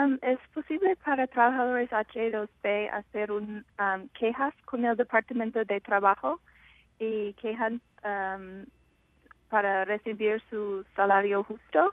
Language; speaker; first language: Spanish; non-native, fluent; English